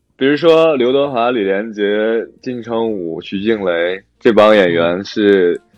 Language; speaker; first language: Chinese; non-native, local second language; Korean